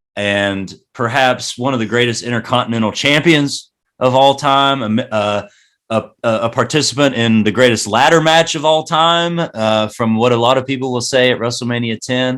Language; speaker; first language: English; native; English